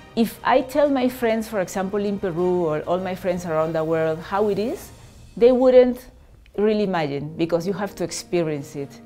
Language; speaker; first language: English; non-native, fluent; Spanish